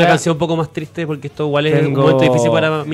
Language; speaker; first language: Spanish; native; Spanish